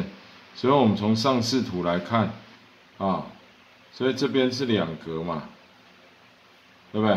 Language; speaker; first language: Chinese; native; Chinese